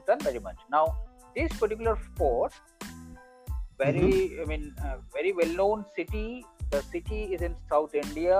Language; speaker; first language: English; non-native, local second language; Bangla